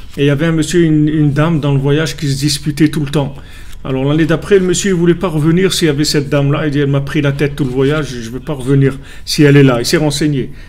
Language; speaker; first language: French; native; French